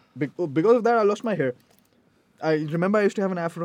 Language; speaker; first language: English; non-native, local second language; Hindi